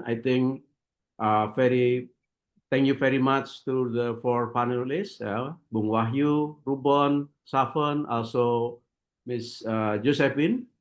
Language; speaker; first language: English; non-native, learner; Indonesian